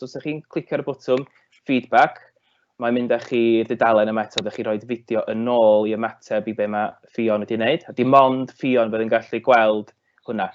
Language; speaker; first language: Welsh; native; Welsh